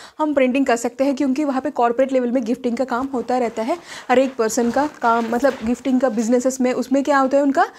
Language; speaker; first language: Hindi; non-native, local second language; Telugu